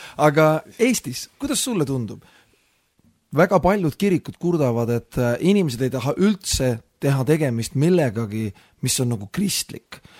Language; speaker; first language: Estonian; native; Estonian